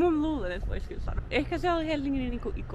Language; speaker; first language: Finnish; non-native, learner; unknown